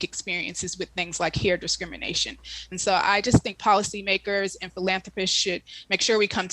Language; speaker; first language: English; native; English